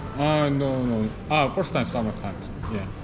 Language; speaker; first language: English; non-native, learner; Korean